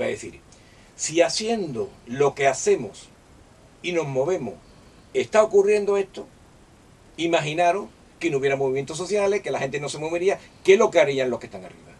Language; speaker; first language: Spanish; native; Spanish